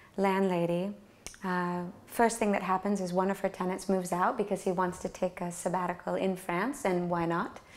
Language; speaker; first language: English; native; English